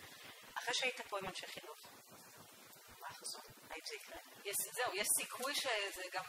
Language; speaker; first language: Hebrew; native; Hebrew